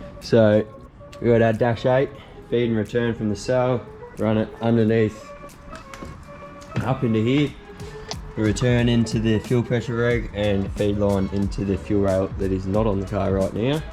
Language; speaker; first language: English; native; English